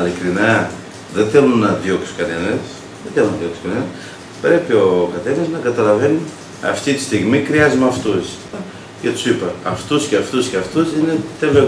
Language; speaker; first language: Greek; non-native, learner; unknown